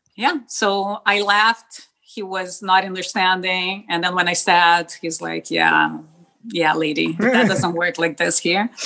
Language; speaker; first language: English; non-native, fluent; Spanish